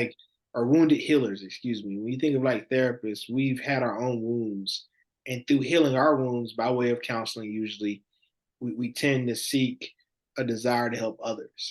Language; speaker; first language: English; native; English